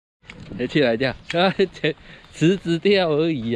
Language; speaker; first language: Chinese; native; Chinese